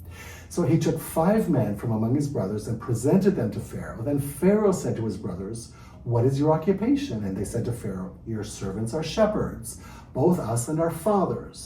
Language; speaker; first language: English; native; English